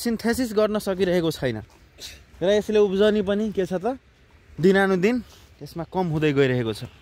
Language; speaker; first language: Nepali; non-native, local second language; Maithili